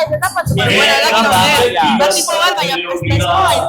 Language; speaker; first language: Basque; native; Basque